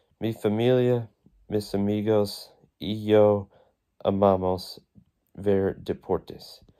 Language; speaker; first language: Spanish; non-native, learner; English